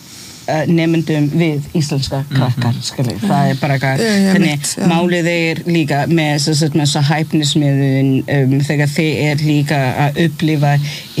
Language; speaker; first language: Icelandic; non-native, fluent; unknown